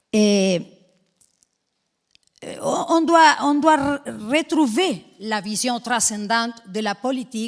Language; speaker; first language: French; non-native, fluent; Spanish